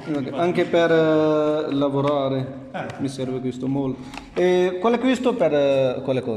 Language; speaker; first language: Italian; non-native, learner; Punjabi